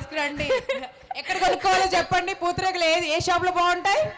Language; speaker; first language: Telugu; native; Telugu